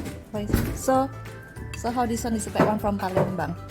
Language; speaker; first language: English; non-native, learner; Indonesian